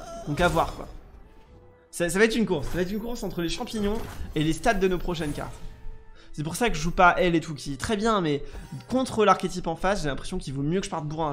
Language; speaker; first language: French; native; French